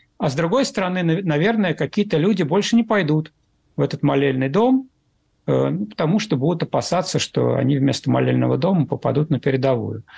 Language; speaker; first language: Russian; native; Russian